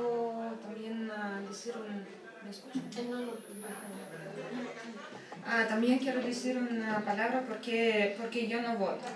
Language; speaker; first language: Spanish; early bilingual, heritage; Spanish